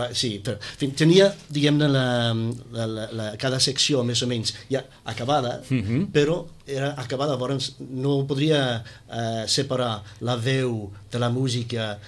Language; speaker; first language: Catalan; non-native, fluent; English